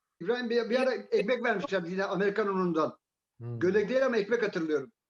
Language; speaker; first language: Turkish; native; Turkish